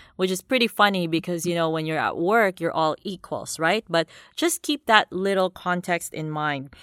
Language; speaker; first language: English; non-native, local second language; Cebuano